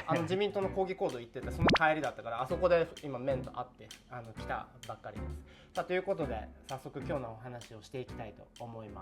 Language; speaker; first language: Japanese; native; Japanese